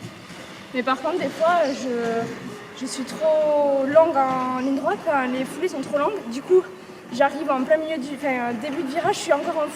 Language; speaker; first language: French; native; French